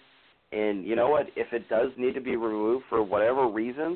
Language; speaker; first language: English; native; English